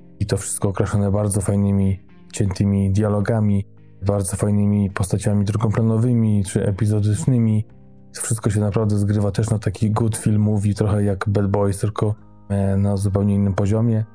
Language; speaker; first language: Polish; native; Polish